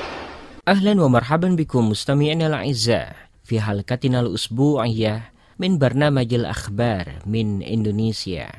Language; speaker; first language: Arabic; non-native, fluent; Indonesian